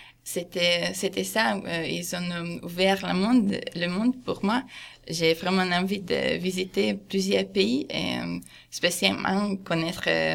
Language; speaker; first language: French; non-native, fluent; Hungarian